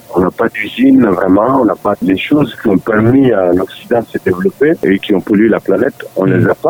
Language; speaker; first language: French; non-native, local second language; Dyula